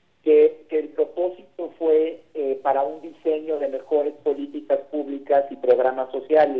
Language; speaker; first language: Spanish; native; Spanish